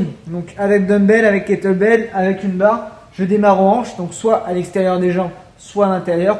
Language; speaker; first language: French; native; French